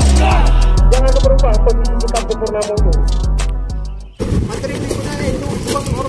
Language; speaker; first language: Indonesian; native; Indonesian